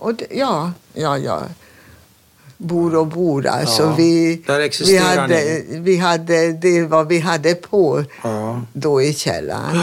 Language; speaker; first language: Swedish; non-native, fluent; Hungarian